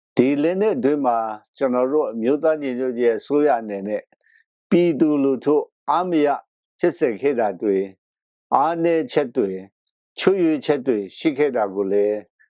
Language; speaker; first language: Burmese; non-native, local second language; Kachin